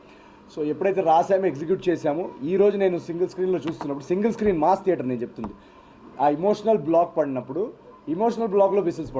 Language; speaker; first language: Telugu; native; Telugu